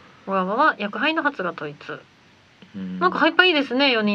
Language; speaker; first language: Japanese; native; Japanese